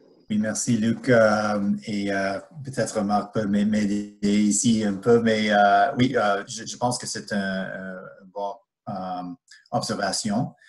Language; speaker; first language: French; non-native, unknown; English